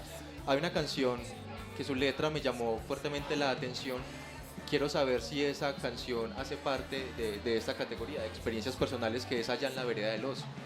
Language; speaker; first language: Spanish; native; Spanish